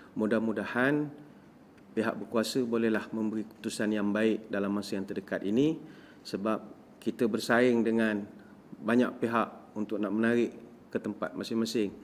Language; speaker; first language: Malay; native; Malay